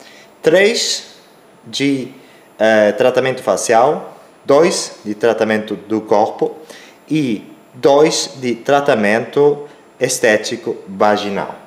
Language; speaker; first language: Portuguese; non-native, learner; Spanish